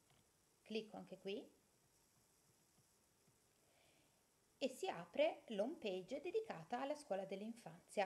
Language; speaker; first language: Italian; native; Italian